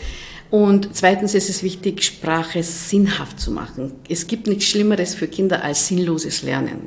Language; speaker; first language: German; non-native, fluent; Hungarian